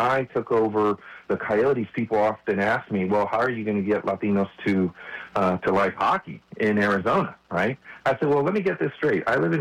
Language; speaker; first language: English; native; English